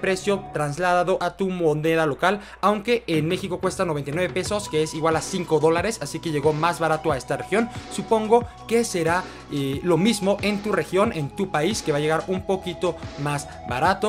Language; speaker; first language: Spanish; native; Spanish